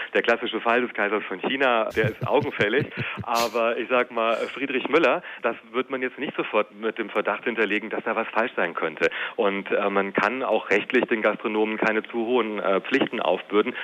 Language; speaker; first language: German; native; German